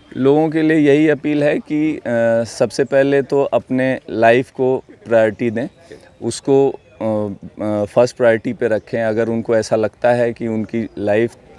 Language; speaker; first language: Hindi; native; Hindi